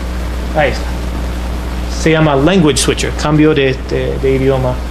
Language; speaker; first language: Spanish; non-native, fluent; English